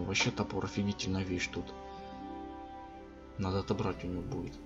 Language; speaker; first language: Russian; native; Russian